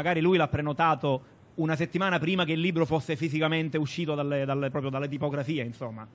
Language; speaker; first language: Italian; native; Italian